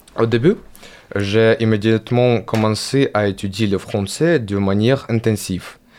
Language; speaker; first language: French; non-native, learner; Ukrainian